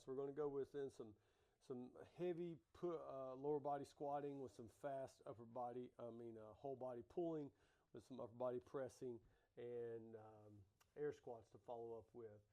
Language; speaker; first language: English; native; English